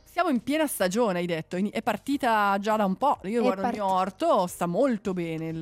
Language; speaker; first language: Italian; native; Italian